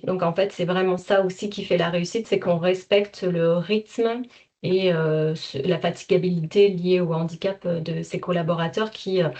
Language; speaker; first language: French; native; French